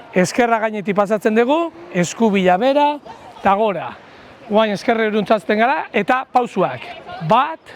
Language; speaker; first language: Basque; native; Basque